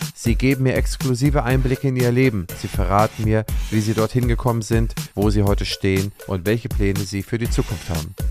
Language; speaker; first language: English; non-native, fluent; German